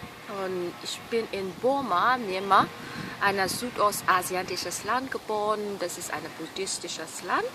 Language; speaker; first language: German; non-native, fluent; Burmese